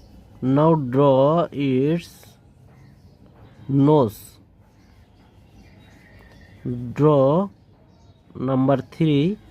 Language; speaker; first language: English; non-native, learner; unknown